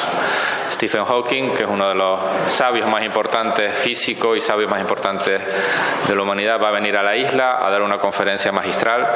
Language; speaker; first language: Spanish; native; Spanish